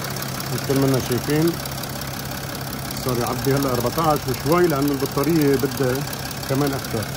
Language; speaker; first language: Arabic; native; Arabic